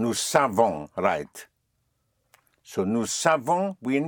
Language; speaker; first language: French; non-native, fluent; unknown